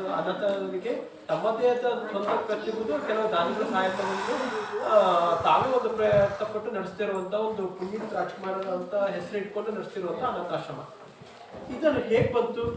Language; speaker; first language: Kannada; native; Kannada